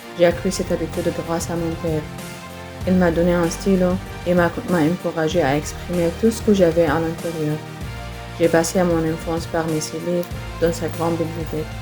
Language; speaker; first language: French; non-native, learner; Arabic